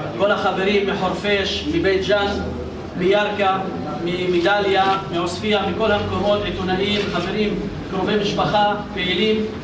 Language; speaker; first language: Hebrew; non-native, local second language; Arabic